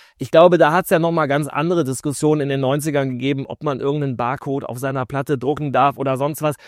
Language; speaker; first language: German; native; German